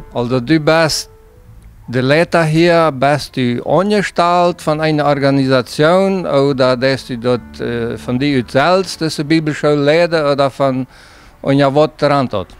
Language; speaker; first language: German; non-native, local second language; Plautdietsch